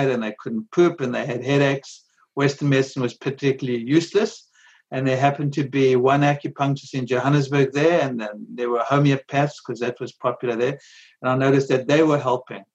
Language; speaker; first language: English; native; English